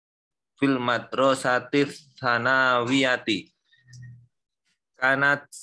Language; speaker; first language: Arabic; non-native, learner; Indonesian